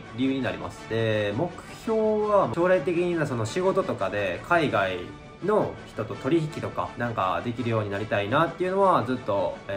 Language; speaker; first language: Japanese; native; Japanese